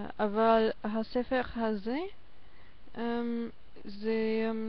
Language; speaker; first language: Hebrew; non-native, learner; German